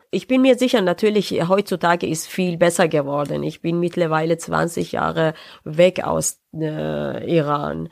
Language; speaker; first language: German; non-native, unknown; Persian